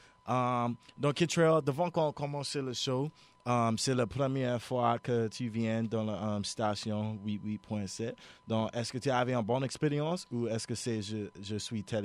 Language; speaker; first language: French; non-native, local second language; English